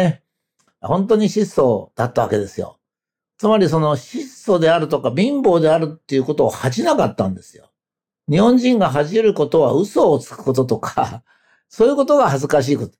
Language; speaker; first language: Japanese; native; Japanese